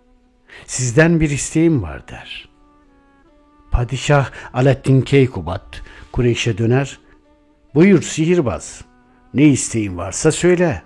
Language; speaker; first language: Turkish; native; Turkish